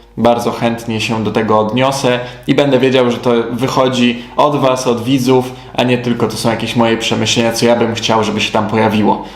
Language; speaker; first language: Polish; native; Polish